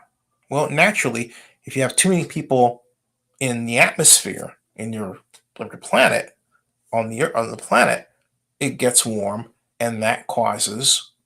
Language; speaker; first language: English; native; English